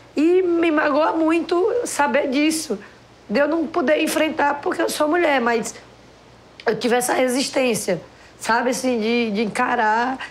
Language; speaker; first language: Portuguese; native; Portuguese